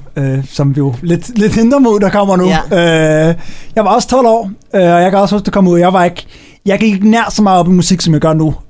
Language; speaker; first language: Danish; native; Danish